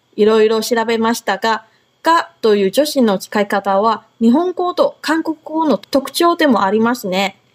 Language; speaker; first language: Japanese; non-native, fluent; Chinese